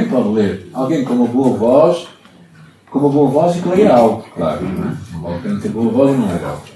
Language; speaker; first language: Portuguese; native; Portuguese